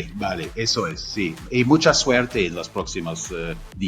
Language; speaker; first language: Spanish; non-native, fluent; German